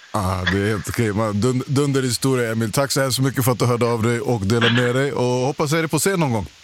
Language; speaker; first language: Swedish; native; Swedish